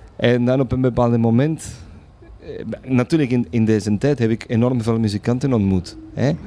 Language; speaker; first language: Dutch; non-native, fluent; Spanish